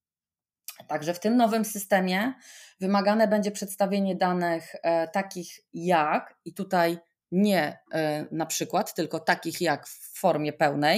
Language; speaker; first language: Polish; native; Polish